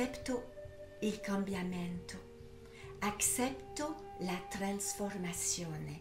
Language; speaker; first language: Italian; early bilingual, heritage; French